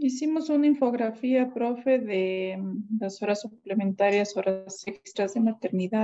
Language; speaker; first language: Spanish; native; Spanish